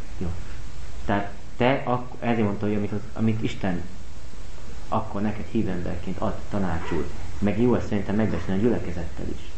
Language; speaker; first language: Hungarian; native; Hungarian